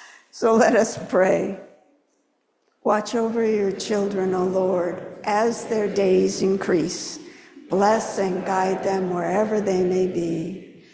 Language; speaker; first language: English; native; English